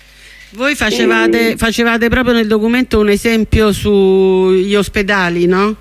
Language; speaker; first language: Italian; native; Italian